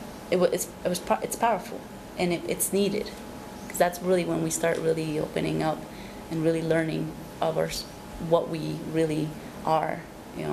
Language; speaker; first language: English; early bilingual, other home language; Spanish